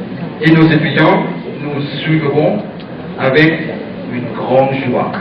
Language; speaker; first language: French; non-native, fluent; Thai